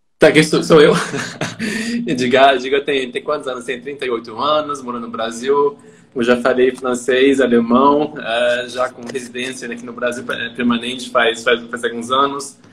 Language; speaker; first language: Portuguese; non-native, fluent; French